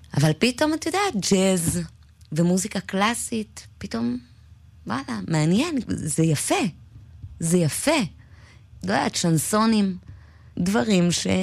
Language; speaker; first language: Hebrew; native; Hebrew